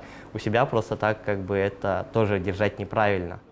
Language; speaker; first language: Russian; native; Russian